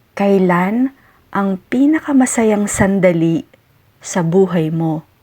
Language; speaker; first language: Filipino; native; Filipino